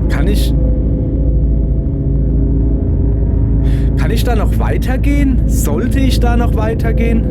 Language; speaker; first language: German; native; German